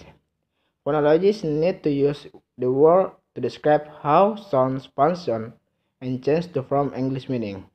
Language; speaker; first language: English; non-native, learner; Indonesian